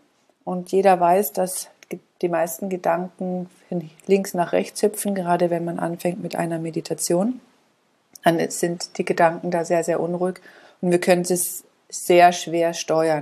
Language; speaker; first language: German; native; German